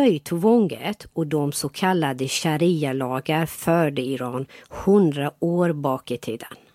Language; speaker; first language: Swedish; non-native, fluent; Persian